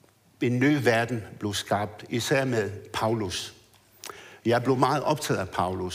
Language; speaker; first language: Danish; early bilingual, other home language; Arabic